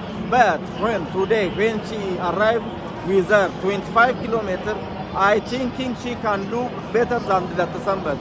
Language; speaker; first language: English; non-native, learner; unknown